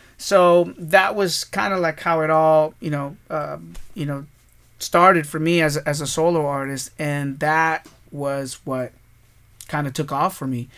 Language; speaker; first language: English; early bilingual, other home language; Spanish